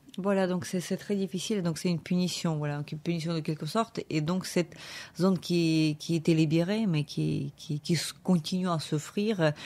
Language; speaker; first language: French; non-native, fluent; Ukrainian